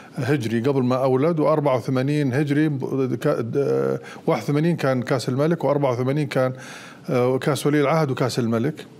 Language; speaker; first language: Arabic; native; Arabic